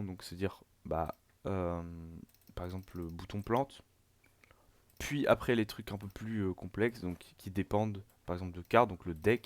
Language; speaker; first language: French; native; French